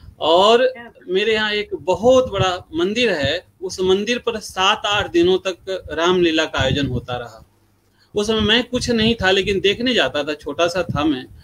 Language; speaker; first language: Hindi; non-native, local second language; Bhojpuri